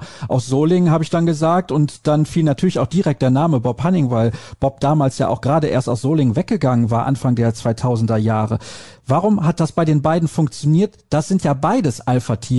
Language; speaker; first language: German; native; German